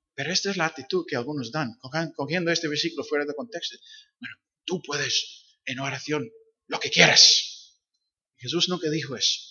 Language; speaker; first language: Spanish; non-native, fluent; English